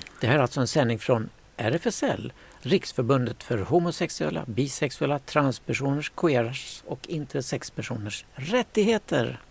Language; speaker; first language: Swedish; native; Swedish